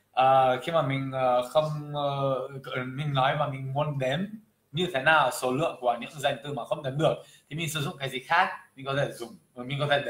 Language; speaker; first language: Vietnamese; non-native, fluent; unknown